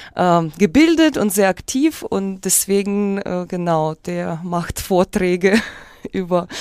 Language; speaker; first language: German; non-native, fluent; Russian